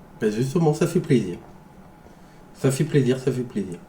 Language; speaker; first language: French; native; French